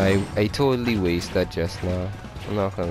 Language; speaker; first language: English; native; English